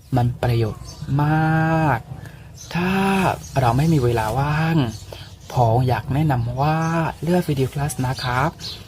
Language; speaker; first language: Thai; non-native, learner; Burmese